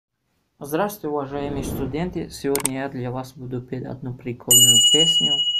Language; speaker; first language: Russian; non-native, local second language; Tajik